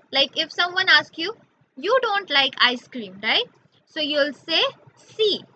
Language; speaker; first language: English; non-native, local second language; Hindi